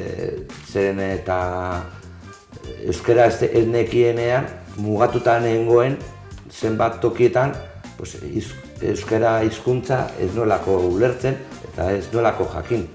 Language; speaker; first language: Basque; non-native, local second language; Spanish